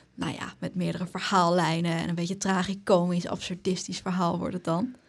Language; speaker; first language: Dutch; native; Dutch